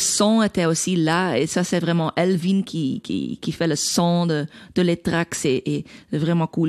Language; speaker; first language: French; non-native, learner; Dutch